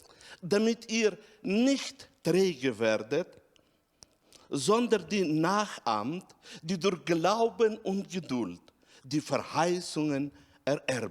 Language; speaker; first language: German; non-native, fluent; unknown